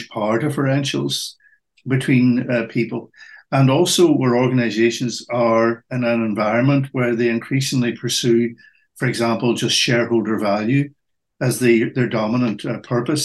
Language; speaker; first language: English; native; English